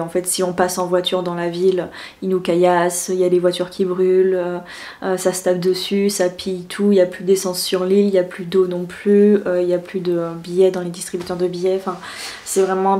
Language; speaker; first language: French; native; French